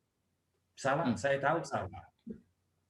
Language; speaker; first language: Indonesian; non-native, learner; English